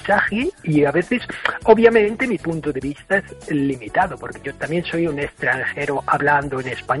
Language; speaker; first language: Spanish; non-native, fluent; English